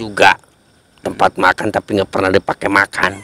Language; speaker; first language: Indonesian; native; Indonesian